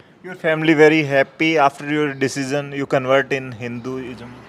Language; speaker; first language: English; non-native, learner; Hindi